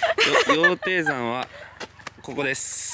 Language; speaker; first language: Japanese; native; Japanese